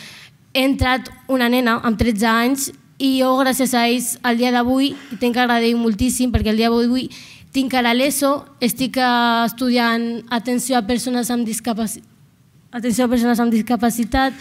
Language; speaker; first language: Catalan; non-native, local second language; Arabic